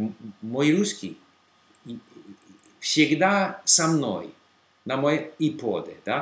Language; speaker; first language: Russian; non-native, learner; English